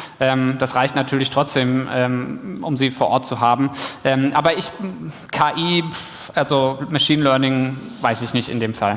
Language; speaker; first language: German; native; German